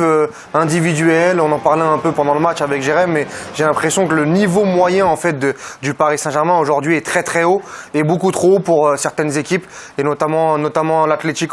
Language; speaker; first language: French; native; French